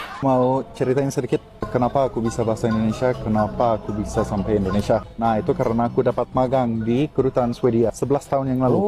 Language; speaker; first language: Indonesian; non-native, fluent; Swedish